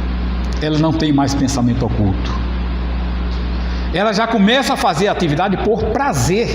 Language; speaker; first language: Portuguese; native; Portuguese